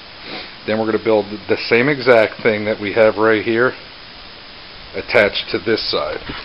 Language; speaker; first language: English; native; English